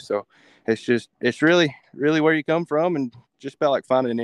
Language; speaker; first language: English; native; English